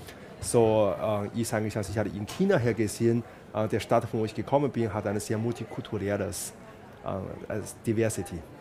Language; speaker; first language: German; non-native, fluent; Chinese